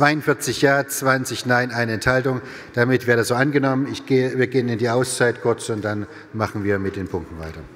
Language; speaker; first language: German; native; German